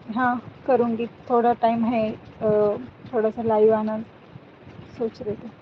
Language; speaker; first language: Hindi; non-native, local second language; Marathi